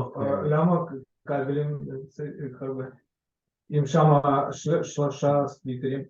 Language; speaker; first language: Hebrew; non-native, learner; Russian